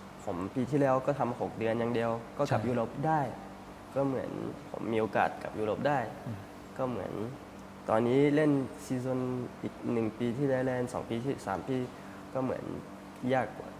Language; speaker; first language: Thai; early bilingual, heritage; Thai